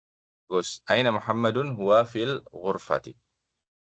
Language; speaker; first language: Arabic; non-native, fluent; Indonesian